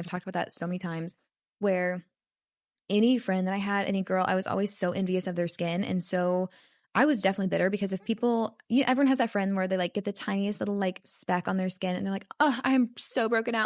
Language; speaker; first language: English; native; English